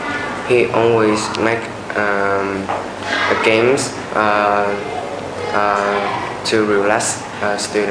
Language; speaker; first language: English; non-native, learner; Vietnamese